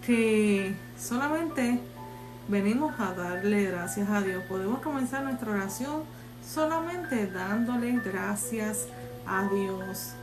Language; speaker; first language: Spanish; native; Spanish